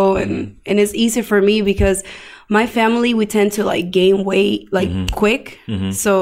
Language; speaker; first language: English; non-native, fluent; Spanish